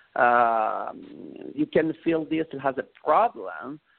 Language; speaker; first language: English; non-native, fluent; Italian